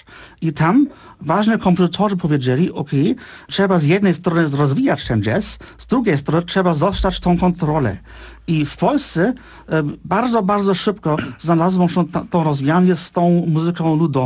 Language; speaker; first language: Polish; non-native, fluent; German